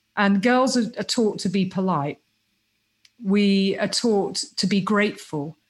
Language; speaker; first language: English; native; English